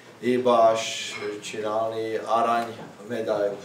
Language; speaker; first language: Hungarian; non-native, learner; Czech